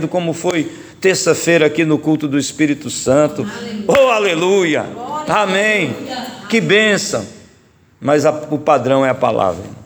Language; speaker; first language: Portuguese; native; Portuguese